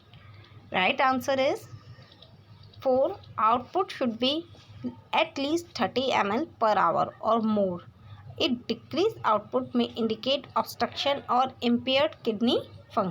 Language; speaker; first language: English; non-native, local second language; Hindi